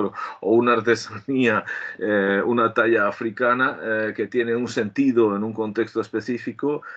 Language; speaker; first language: Spanish; native; Spanish